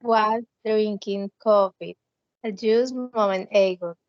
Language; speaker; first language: English; non-native, learner; Spanish